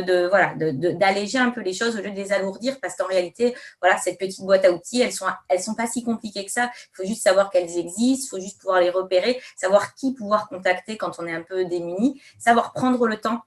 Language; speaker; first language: French; native; French